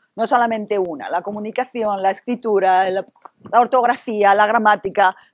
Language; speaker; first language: Spanish; native; Spanish